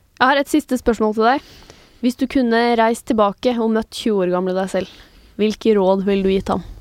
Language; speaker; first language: Norwegian; native; Norwegian